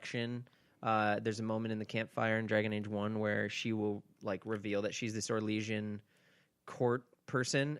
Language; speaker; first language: English; native; English